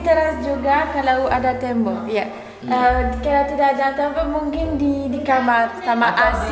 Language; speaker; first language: Indonesian; non-native, learner; French